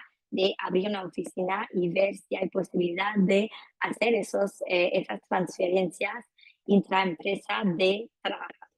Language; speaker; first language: Spanish; non-native, fluent; French